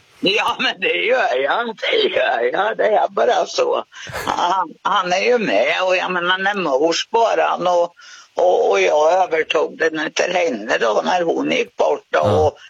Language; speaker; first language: Swedish; native; Swedish